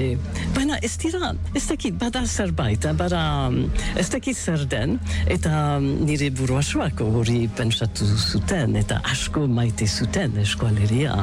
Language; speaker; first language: Basque; non-native, learner; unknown